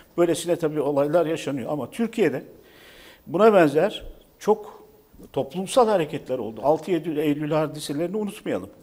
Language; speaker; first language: Turkish; native; Turkish